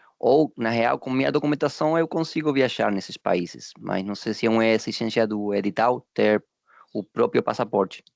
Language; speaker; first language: Portuguese; non-native, fluent; Spanish